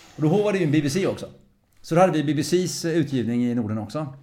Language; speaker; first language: Swedish; early bilingual, other home language; English